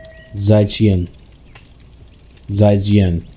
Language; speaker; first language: Chinese; non-native, learner; English